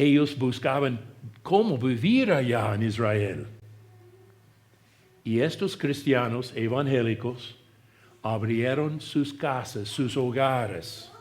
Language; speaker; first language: Spanish; non-native, fluent; English